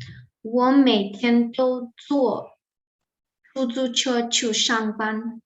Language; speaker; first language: Chinese; non-native, learner; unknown